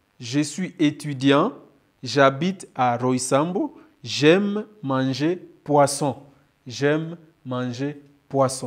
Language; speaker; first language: French; non-native, learner; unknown